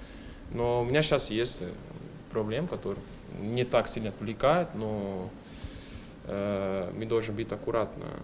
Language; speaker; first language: Russian; non-native, fluent; Portuguese